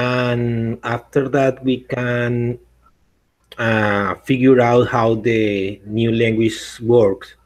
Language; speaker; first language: English; non-native, learner; Spanish